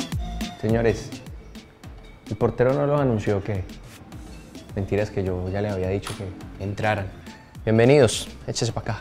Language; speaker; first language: Spanish; native; Spanish